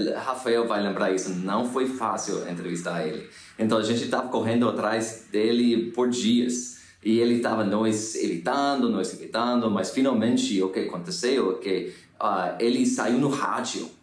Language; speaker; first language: Portuguese; non-native, fluent; English